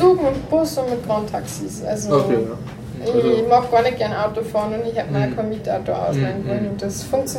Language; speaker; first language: German; native; German